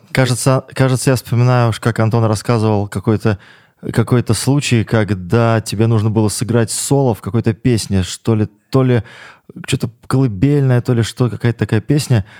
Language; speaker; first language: Russian; native; Russian